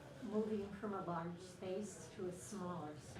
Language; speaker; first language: English; native; English